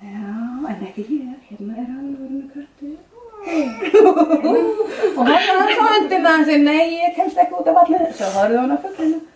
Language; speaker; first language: Icelandic; non-native, fluent; Danish